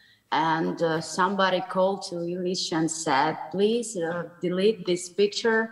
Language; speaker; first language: English; non-native, learner; Russian